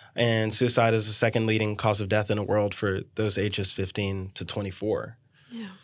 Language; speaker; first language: English; native; English